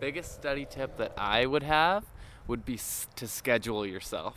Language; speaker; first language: English; native; English